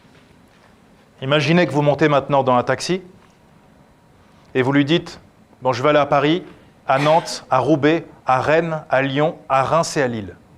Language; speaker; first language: French; native; French